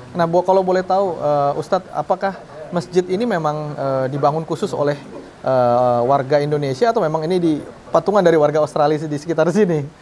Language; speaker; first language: Indonesian; native; Indonesian